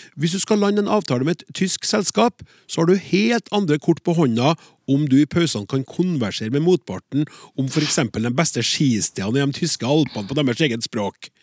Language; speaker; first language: Norwegian; native; Norwegian